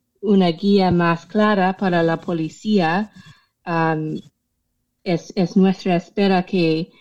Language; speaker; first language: Spanish; non-native, fluent; English